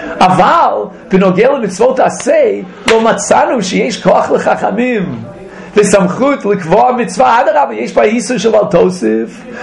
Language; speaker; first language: Hebrew; non-native, fluent; English